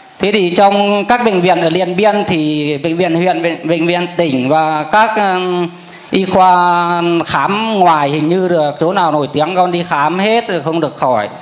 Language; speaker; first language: Vietnamese; non-native, local second language; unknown